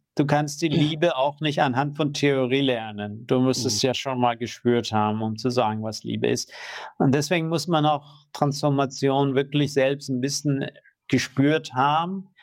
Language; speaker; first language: German; non-native, fluent; Persian